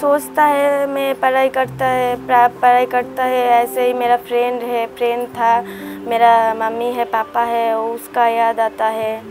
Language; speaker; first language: Hindi; non-native, local second language; Bangla